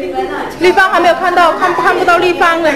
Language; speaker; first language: Chinese; native; Chinese